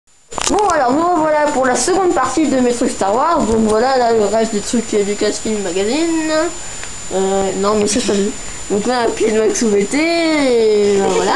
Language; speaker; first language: French; native; French